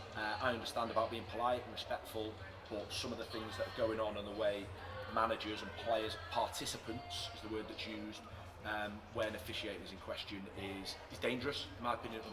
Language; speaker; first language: English; native; English